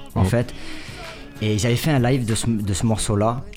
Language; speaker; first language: French; native; French